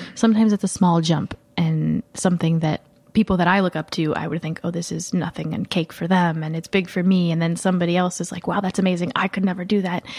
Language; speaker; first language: English; native; English